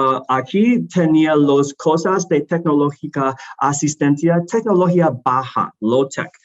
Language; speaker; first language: Spanish; non-native, learner; English